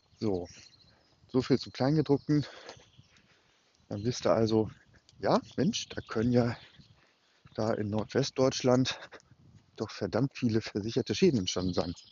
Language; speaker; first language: German; native; German